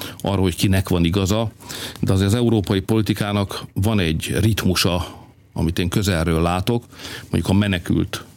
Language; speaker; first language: Hungarian; native; Hungarian